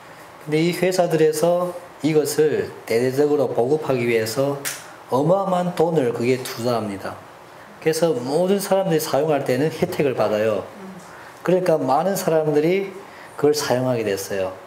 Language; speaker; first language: Korean; early bilingual, heritage; Korean